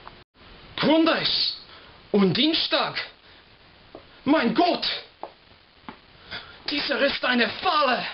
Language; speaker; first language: German; non-native, learner; English